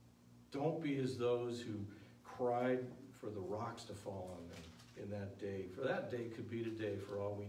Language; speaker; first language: English; native; English